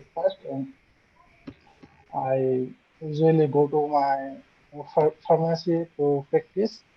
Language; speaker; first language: English; non-native, learner; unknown